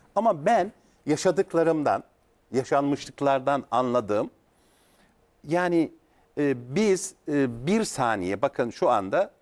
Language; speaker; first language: Turkish; native; Turkish